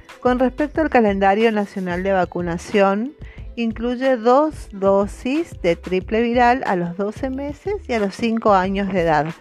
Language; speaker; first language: Spanish; native; Spanish